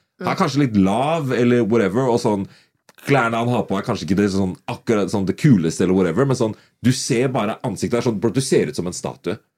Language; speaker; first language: Norwegian; early bilingual, other home language; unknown